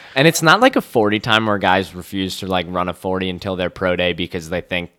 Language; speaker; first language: English; native; English